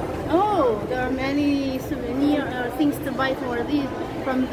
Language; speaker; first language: English; non-native, local second language; Filipino